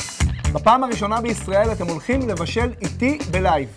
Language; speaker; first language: Hebrew; native; Hebrew